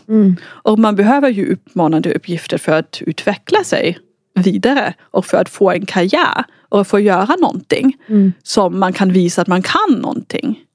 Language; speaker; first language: Swedish; non-native, fluent; German